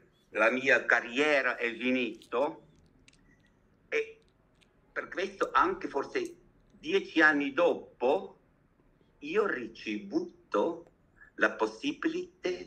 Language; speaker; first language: Italian; non-native, learner; German